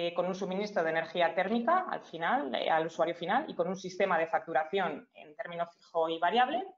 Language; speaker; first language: Spanish; native; Spanish